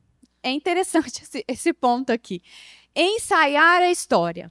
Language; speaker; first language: Portuguese; native; Portuguese